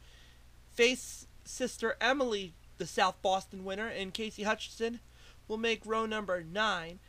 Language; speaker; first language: English; native; English